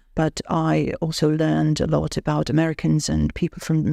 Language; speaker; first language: English; non-native, fluent; Armenian